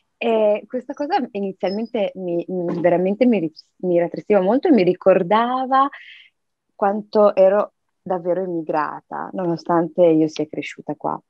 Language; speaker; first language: Italian; early bilingual, other home language; Arabic